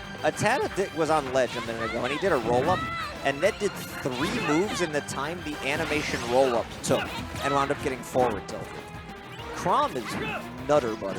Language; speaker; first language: English; native; English